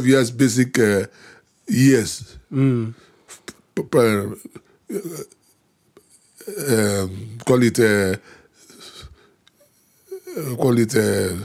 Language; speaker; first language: English; non-native, local second language; Yoruba